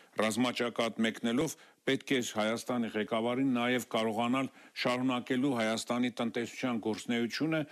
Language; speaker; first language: Armenian; native; Armenian